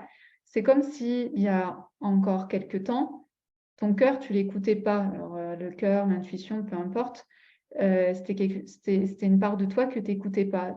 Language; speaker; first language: French; native; French